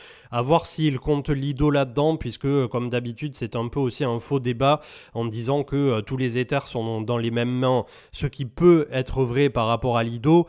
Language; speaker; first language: French; native; French